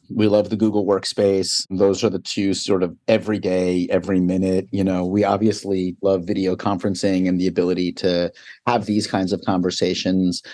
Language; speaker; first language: English; native; English